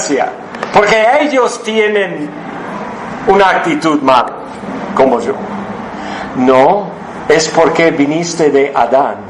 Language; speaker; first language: Spanish; non-native, fluent; English